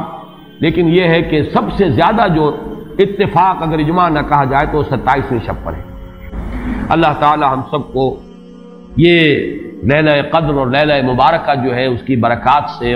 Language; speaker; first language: Urdu; native; Urdu